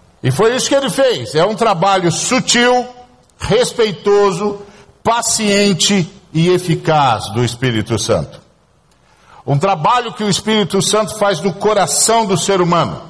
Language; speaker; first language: Portuguese; native; Portuguese